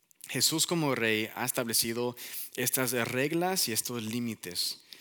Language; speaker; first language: Spanish; early bilingual, heritage; Spanish